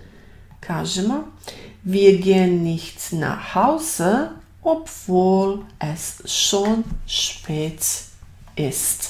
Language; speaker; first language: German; non-native, fluent; Bosnian